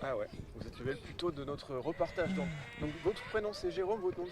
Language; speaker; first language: French; native; French